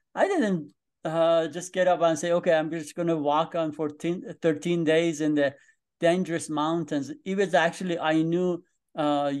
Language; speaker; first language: English; non-native, fluent; Persian